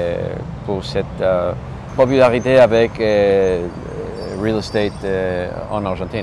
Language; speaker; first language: French; non-native, learner; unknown